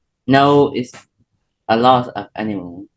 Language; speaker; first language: English; non-native, learner; Vietnamese